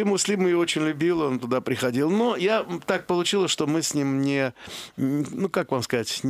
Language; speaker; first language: Russian; non-native, local second language; Azerbaijani